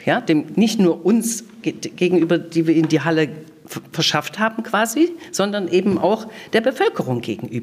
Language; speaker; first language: German; native; German